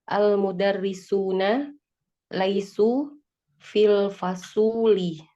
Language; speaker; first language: Arabic; non-native, learner; Indonesian